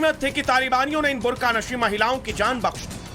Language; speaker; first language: Hindi; native; Hindi